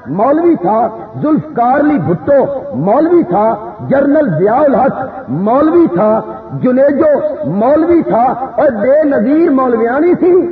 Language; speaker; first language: Urdu; non-native, local second language; Punjabi